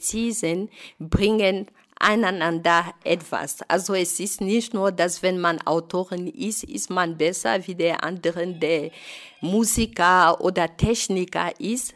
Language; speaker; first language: German; non-native, fluent; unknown